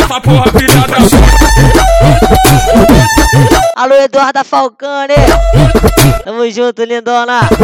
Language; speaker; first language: Portuguese; native; Portuguese